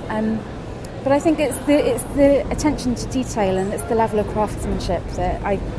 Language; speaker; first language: English; native; English